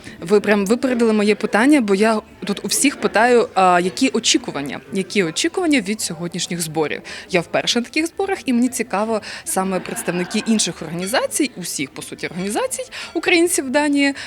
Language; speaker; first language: Ukrainian; native; Ukrainian